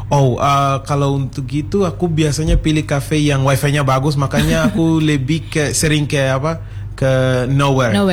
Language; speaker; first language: Indonesian; non-native, learner; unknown